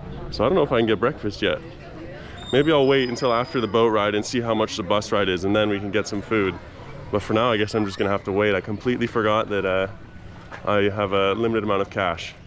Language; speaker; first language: English; native; English